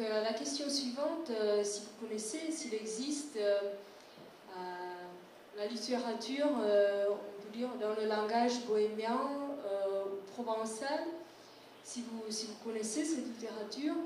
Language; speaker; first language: French; non-native, fluent; Czech